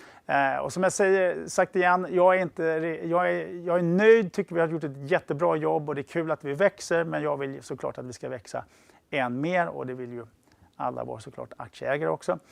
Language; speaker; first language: Swedish; native; Swedish